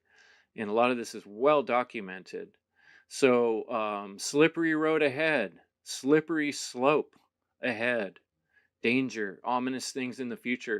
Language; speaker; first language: English; native; English